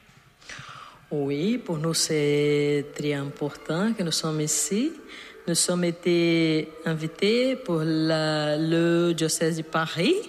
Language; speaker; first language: French; non-native, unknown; Portuguese